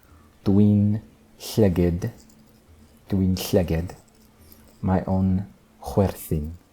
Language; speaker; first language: Welsh; non-native, learner; English